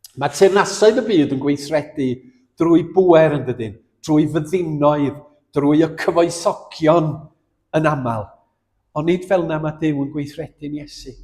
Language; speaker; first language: Welsh; native; Welsh